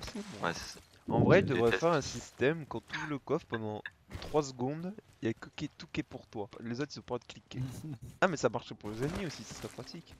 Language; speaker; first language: French; native; French